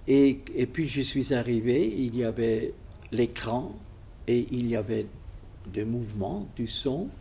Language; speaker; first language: French; non-native, fluent; German